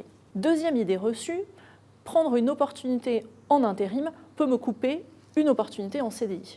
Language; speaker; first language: French; native; French